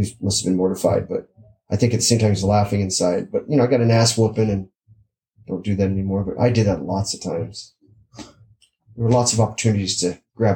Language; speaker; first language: English; native; English